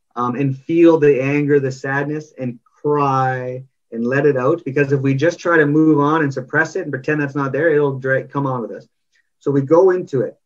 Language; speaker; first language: English; native; English